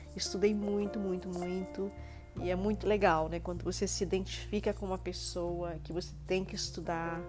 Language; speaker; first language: Portuguese; native; Portuguese